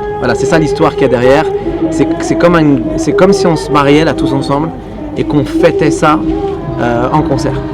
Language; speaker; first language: French; early bilingual, other home language; Arabic